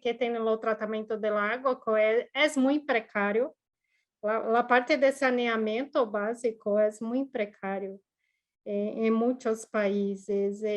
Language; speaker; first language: Spanish; non-native, learner; Portuguese